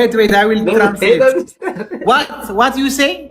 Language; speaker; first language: English; non-native, learner; Arabic